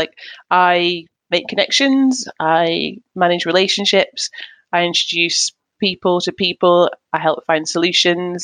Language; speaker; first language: English; native; English